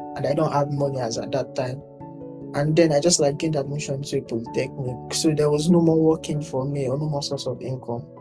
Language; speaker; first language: English; non-native, local second language; Yoruba